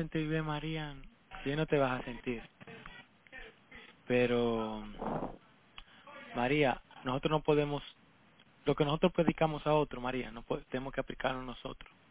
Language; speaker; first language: Spanish; native; Spanish